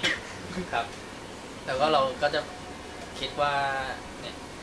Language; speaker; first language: Thai; native; Thai